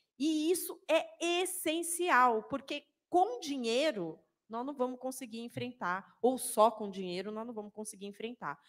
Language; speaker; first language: Portuguese; native; Portuguese